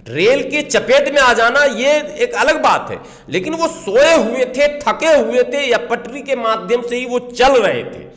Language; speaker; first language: Hindi; native; Hindi